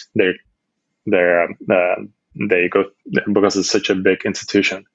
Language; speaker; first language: English; non-native, fluent; Dutch